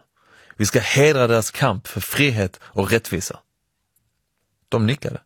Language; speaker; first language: Swedish; early bilingual, other home language; Persian